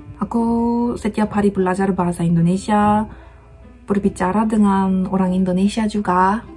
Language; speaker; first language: Indonesian; non-native, fluent; Korean